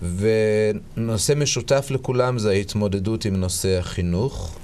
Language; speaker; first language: Hebrew; native; Hebrew